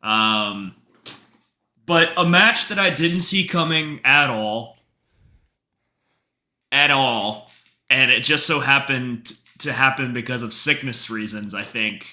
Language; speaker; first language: English; native; English